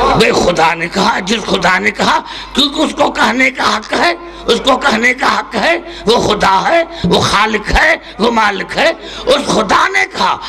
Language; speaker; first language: Urdu; non-native, local second language; Sindhi